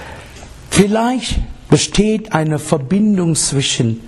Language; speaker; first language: German; non-native, learner; English